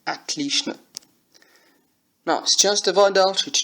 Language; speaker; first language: Russian; non-native, learner; English